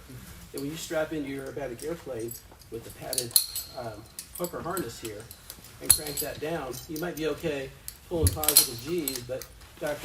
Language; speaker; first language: English; native; English